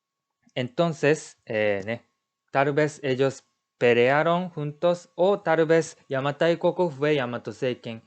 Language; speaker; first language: Spanish; non-native, learner; Japanese